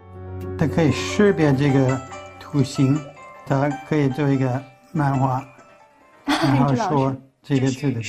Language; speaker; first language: Chinese; non-native, fluent; English